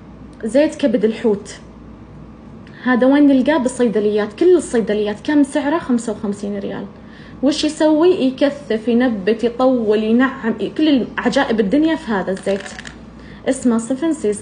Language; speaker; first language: Arabic; native; Arabic